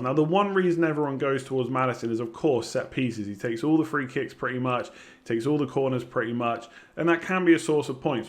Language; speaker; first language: English; native; English